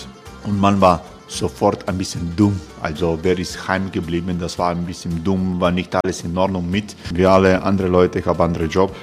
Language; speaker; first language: German; non-native, fluent; Croatian